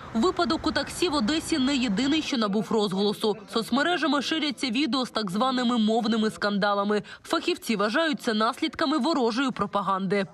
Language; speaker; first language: Ukrainian; native; Ukrainian